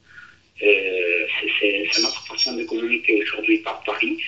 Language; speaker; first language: French; non-native, fluent; Italian